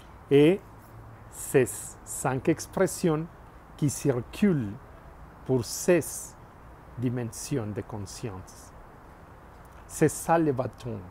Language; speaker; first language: French; non-native, learner; Spanish